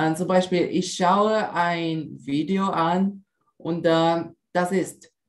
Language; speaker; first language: German; non-native, learner; Portuguese